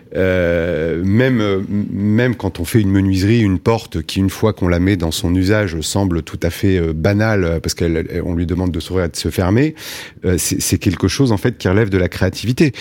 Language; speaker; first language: French; native; French